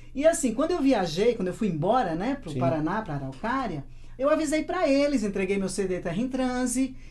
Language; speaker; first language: Portuguese; native; Portuguese